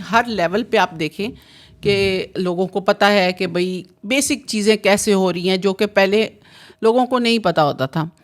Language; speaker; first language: Urdu; native; Urdu